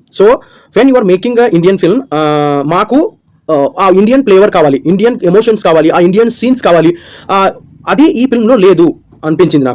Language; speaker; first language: Telugu; non-native, learner; Kannada